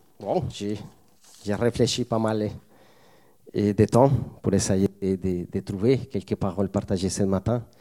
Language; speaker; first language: French; non-native, fluent; Spanish